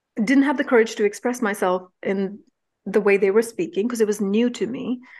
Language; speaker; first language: English; non-native, local second language; Punjabi